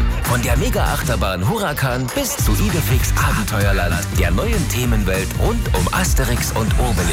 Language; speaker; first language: German; native; German